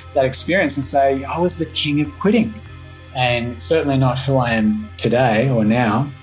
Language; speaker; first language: English; native; English